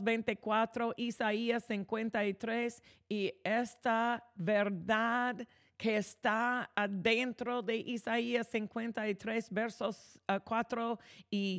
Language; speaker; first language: Spanish; non-native, fluent; English